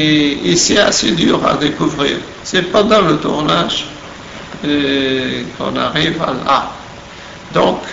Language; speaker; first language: French; non-native, fluent; Portuguese